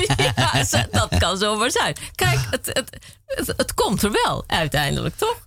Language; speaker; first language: Dutch; early bilingual, other home language; Kurdish